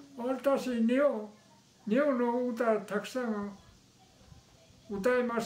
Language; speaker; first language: Japanese; non-native, local second language; Min Nan Chinese